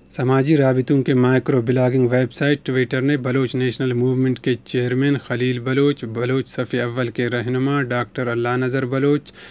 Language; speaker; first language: Urdu; non-native, local second language; Baluchi